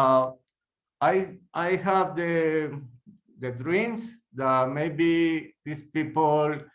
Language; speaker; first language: English; non-native, learner; Spanish